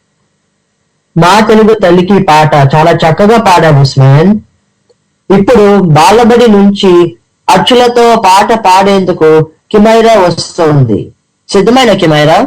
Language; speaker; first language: Telugu; early bilingual, heritage; Telugu